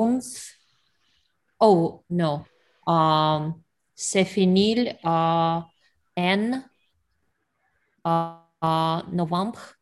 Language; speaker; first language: French; non-native, learner; English